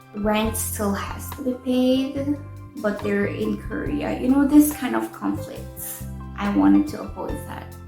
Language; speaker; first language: English; non-native, fluent; Korean